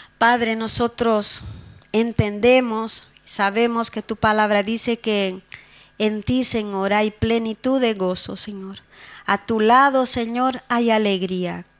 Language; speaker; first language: Spanish; non-native, fluent; Portuguese